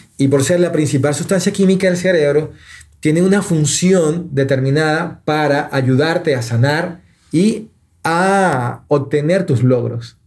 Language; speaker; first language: Spanish; native; Spanish